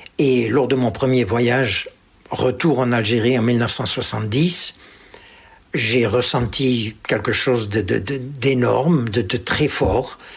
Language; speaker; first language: French; native; French